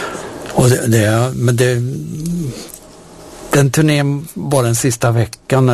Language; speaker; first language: Swedish; native; Swedish